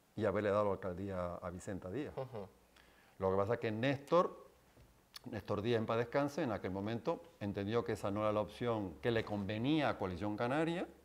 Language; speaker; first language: Spanish; native; Spanish